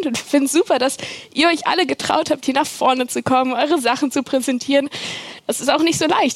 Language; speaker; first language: German; native; German